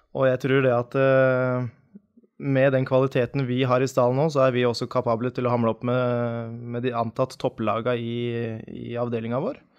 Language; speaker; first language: Norwegian; native; Norwegian